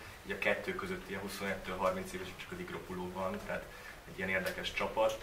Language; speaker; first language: Hungarian; native; Hungarian